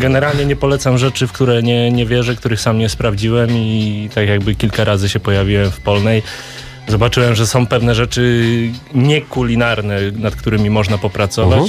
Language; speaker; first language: Polish; native; Polish